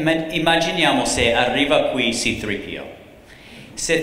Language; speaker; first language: Italian; non-native, learner; English